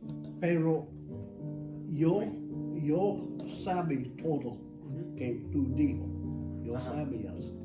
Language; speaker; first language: Spanish; non-native, learner; English